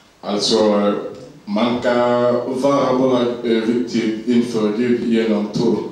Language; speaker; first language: Swedish; non-native, learner; Lingala